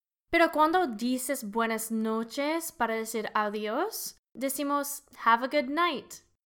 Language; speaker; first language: Spanish; non-native, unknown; English